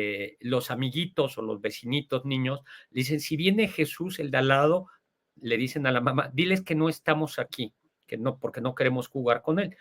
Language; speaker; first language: Spanish; native; Spanish